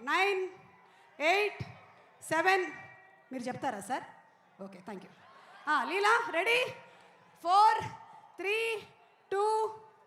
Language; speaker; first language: Telugu; native; Telugu